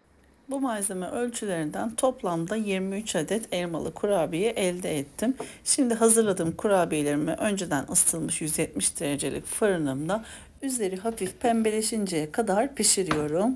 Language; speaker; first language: Turkish; native; Turkish